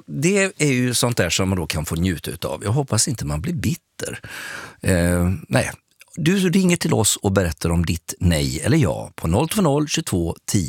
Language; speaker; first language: Swedish; native; Swedish